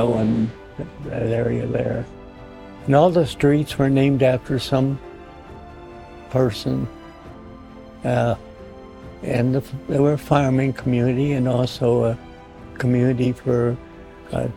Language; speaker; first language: English; native; English